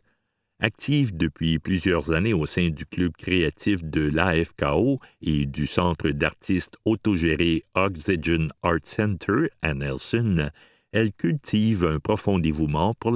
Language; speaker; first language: French; native; French